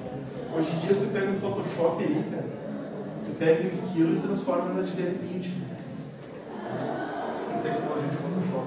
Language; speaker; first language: Portuguese; native; Portuguese